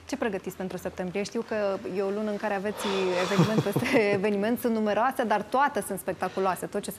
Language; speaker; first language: Romanian; native; Romanian